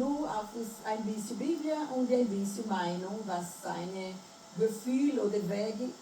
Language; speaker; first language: German; non-native, learner; Portuguese